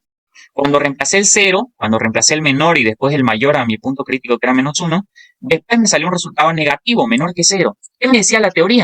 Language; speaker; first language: Spanish; native; Spanish